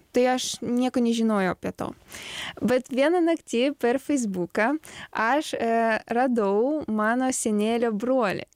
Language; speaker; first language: Lithuanian; non-native, learner; Ukrainian